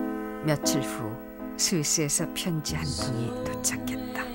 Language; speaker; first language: Korean; native; Korean